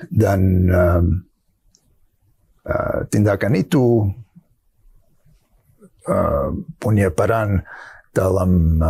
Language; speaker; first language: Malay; non-native, fluent; English